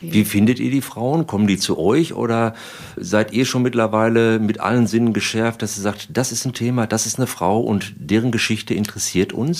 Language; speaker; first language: German; native; German